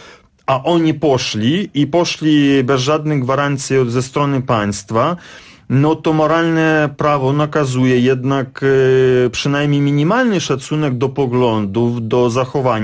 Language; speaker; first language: Polish; non-native, fluent; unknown